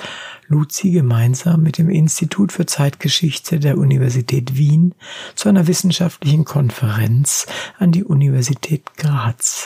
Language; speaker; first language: German; native; German